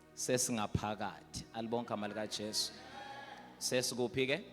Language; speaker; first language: Zulu; non-native, local second language; South Ndebele